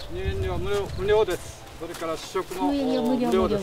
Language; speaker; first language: Japanese; native; Japanese